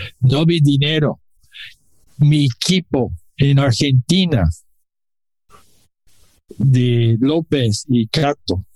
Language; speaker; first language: Spanish; non-native, learner; English